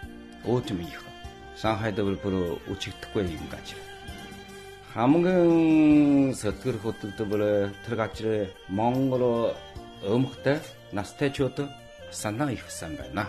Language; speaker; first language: Mongolian; non-native, local second language; Chinese